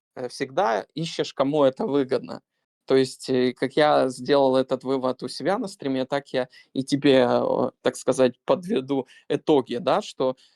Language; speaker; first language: Russian; native; Russian